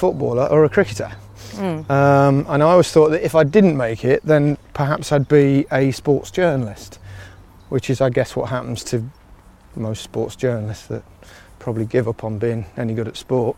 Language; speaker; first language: English; native; English